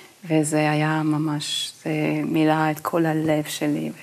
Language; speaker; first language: Hebrew; non-native, fluent; Italian